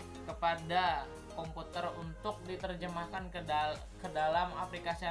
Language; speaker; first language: Indonesian; native; Indonesian